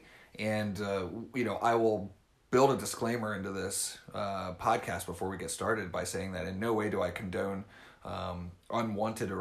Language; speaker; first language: English; native; English